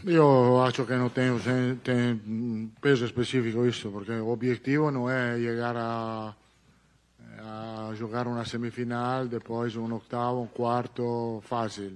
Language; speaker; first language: Portuguese; non-native, fluent; Italian